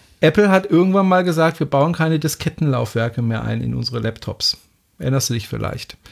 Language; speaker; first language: German; non-native, fluent; French